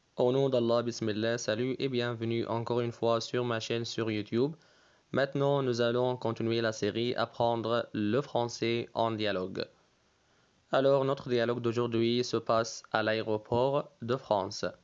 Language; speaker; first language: French; non-native, fluent; Arabic